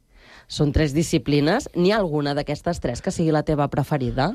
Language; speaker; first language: Catalan; native; Catalan